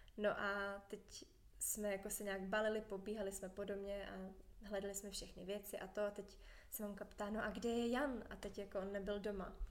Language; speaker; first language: Czech; native; Czech